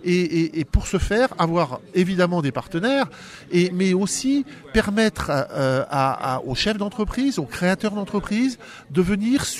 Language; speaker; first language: French; native; French